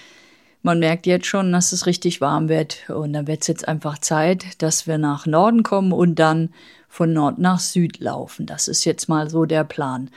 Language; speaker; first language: German; native; German